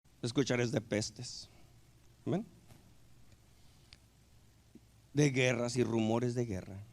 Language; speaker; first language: Spanish; native; Spanish